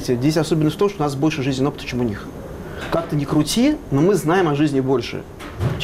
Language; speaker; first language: Russian; native; Russian